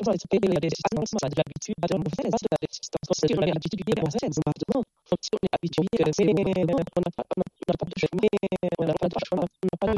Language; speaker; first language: French; non-native, local second language; Arabic